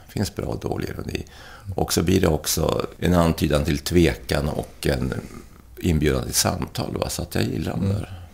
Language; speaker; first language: Swedish; early bilingual, other home language; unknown